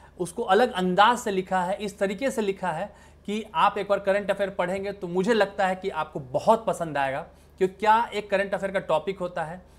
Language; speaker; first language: Hindi; native; Hindi